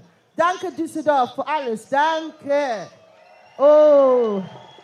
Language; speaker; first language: German; non-native, fluent; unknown